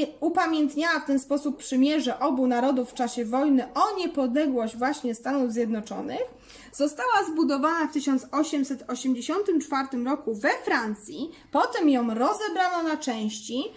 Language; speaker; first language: Polish; native; Polish